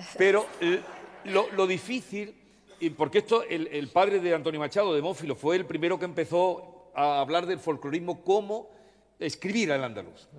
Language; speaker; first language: Spanish; native; Spanish